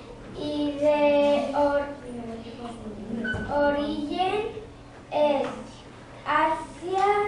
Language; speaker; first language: Catalan; non-native, local second language; Spanish